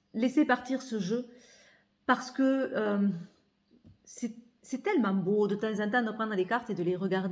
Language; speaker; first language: French; native; French